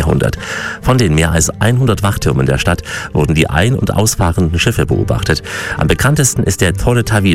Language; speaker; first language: German; native; German